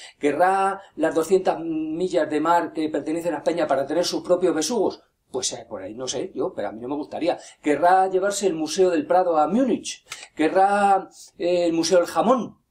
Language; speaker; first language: Spanish; native; Spanish